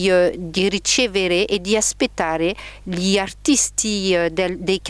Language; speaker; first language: Italian; early bilingual, heritage; French